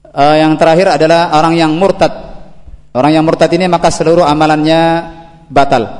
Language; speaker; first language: Indonesian; native; Indonesian